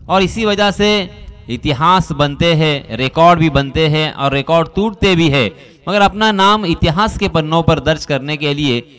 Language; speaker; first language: Hindi; non-native, local second language; Marathi